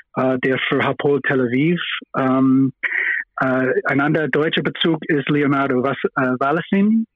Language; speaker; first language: German; non-native, fluent; English